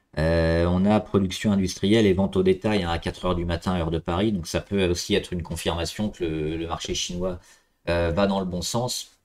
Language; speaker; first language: French; native; French